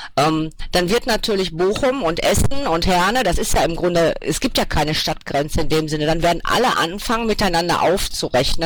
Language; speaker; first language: German; native; German